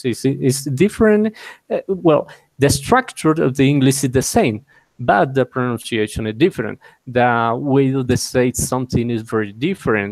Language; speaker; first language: English; non-native, learner; Spanish